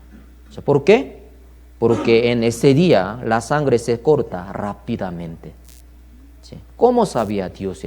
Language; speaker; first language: Spanish; non-native, learner; Korean